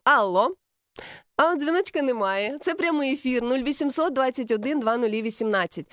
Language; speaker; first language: Ukrainian; native; Ukrainian